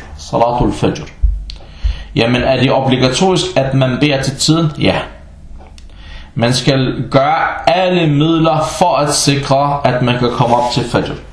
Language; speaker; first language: Danish; non-native, fluent; Arabic